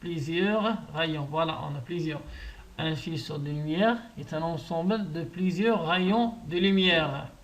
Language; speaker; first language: French; non-native, local second language; Arabic